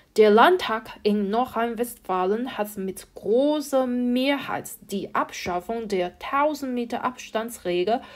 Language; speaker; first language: German; non-native, fluent; Chinese